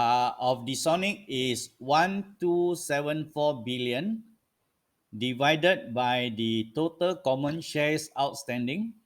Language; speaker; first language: English; non-native, local second language; Malay